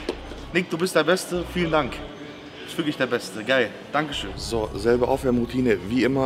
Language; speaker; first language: German; native; German